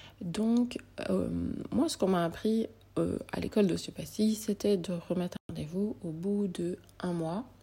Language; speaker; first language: French; native; French